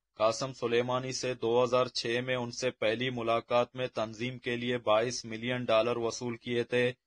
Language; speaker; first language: Urdu; non-native, local second language; Baluchi